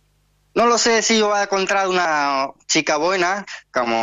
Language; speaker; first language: Spanish; non-native, learner; Hindi